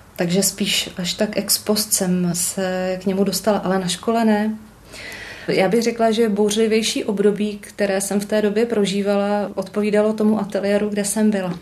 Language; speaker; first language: Czech; native; Czech